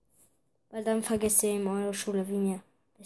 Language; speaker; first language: German; early bilingual, other home language; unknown